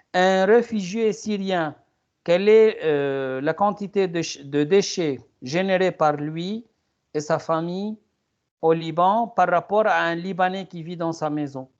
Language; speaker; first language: French; non-native, local second language; Arabic